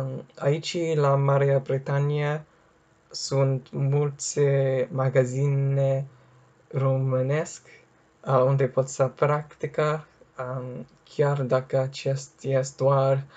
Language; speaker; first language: Romanian; non-native, learner; English